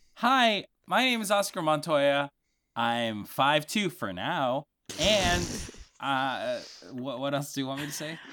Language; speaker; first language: English; early bilingual, other home language; Spanish